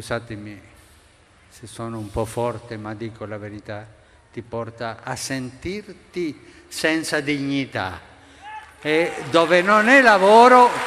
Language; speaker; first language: Italian; non-native, fluent; Spanish